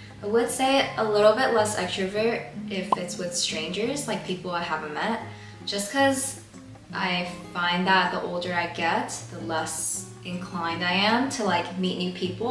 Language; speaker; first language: English; early bilingual, other home language; Chinese